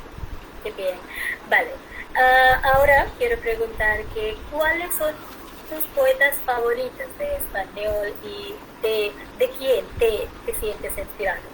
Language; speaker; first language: Spanish; non-native, fluent; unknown